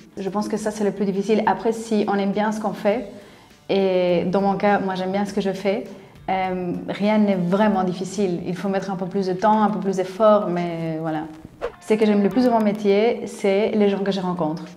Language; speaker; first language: French; non-native, fluent; Spanish